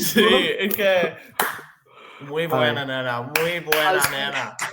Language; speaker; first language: Spanish; non-native, fluent; Serbian